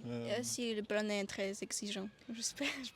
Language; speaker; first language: French; non-native, learner; Polish